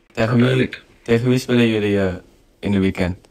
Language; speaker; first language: Dutch; non-native, fluent; Indonesian